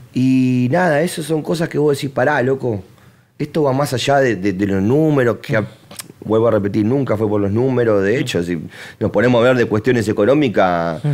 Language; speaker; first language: Spanish; native; Spanish